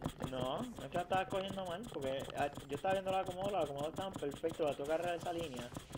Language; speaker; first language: Spanish; native; Spanish